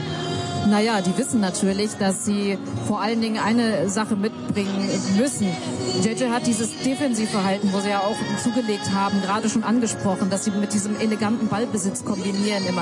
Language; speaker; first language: German; native; German